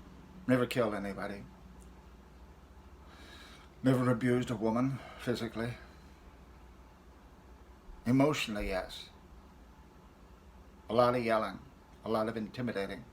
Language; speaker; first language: English; native; English